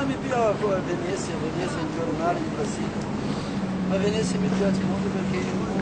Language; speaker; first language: Italian; non-native, learner; Portuguese